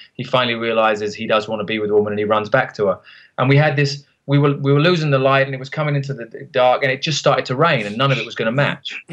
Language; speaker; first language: English; native; English